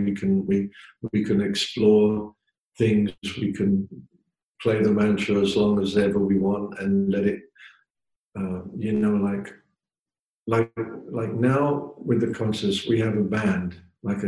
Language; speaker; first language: English; native; English